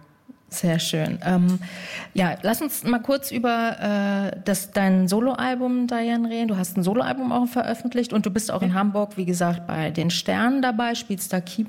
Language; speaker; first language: German; native; German